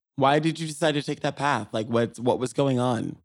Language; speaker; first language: English; native; English